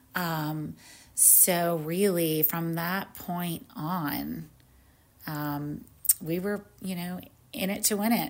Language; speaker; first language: English; native; English